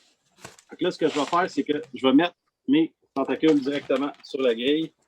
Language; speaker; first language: French; native; French